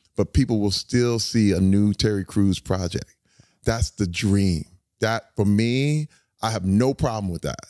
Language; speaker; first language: English; native; English